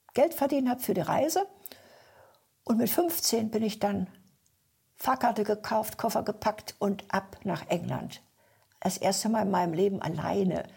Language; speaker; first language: German; native; German